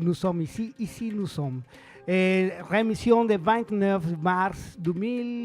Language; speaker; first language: French; non-native, learner; Spanish